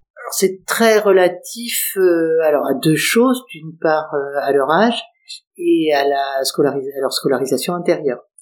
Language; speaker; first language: French; native; French